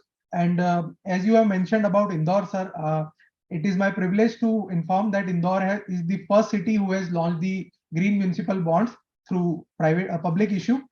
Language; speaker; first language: English; non-native, local second language; Hindi